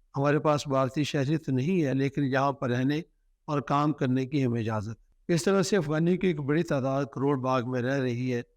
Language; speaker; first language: Urdu; non-native, local second language; Punjabi